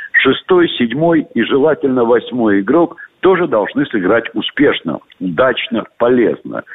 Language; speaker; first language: Russian; native; Russian